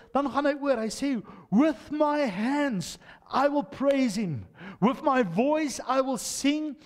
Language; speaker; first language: English; non-native, local second language; Afrikaans